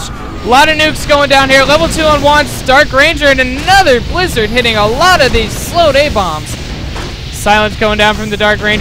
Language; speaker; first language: English; native; English